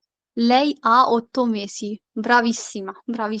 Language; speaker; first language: Italian; non-native, fluent; Urdu